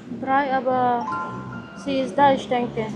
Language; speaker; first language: German; non-native, learner; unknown